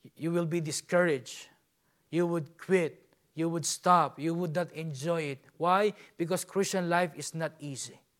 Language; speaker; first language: English; non-native, local second language; Filipino